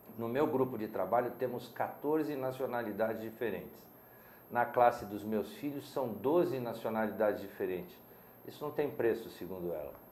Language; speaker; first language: Portuguese; native; Portuguese